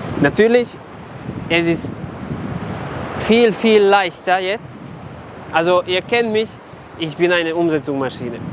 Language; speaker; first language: German; non-native, fluent; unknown